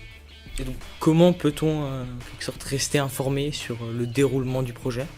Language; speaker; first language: French; native; French